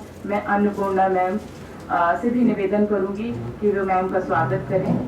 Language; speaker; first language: Hindi; native; Hindi